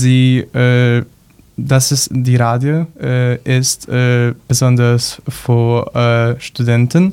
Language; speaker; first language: German; non-native, learner; Polish